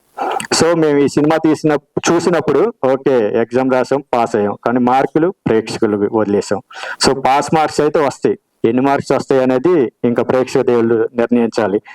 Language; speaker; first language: Telugu; native; Telugu